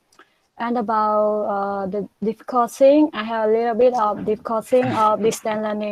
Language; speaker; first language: English; non-native, learner; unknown